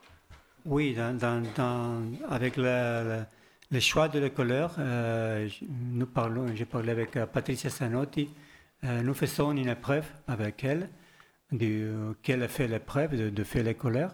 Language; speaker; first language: French; non-native, learner; Spanish